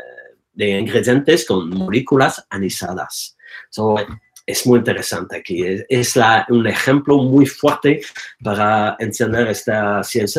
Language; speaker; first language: Spanish; non-native, learner; French